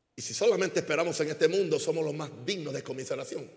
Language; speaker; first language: Spanish; early bilingual, heritage; Spanish